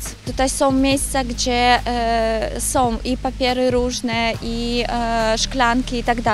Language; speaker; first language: Polish; non-native, learner; Ukrainian